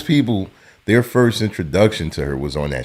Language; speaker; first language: English; native; English